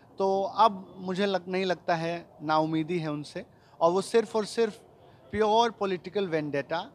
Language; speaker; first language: Hindi; native; Hindi